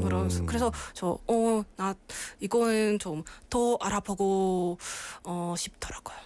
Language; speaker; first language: Korean; non-native, learner; Russian